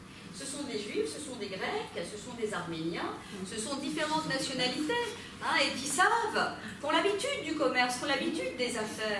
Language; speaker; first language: French; native; French